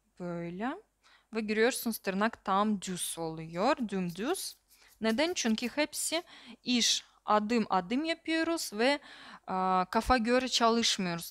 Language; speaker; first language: Turkish; non-native, learner; Russian